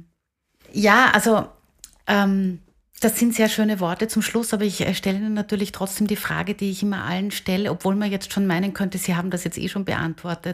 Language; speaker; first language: German; native; German